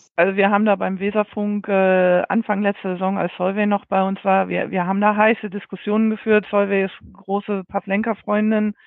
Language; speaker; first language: German; native; German